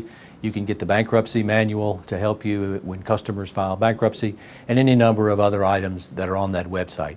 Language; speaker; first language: English; native; English